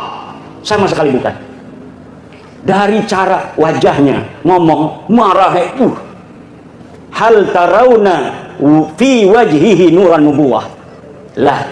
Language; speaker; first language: Indonesian; non-native, local second language; Javanese